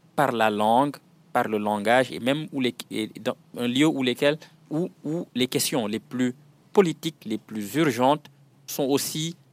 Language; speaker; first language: French; non-native, local second language; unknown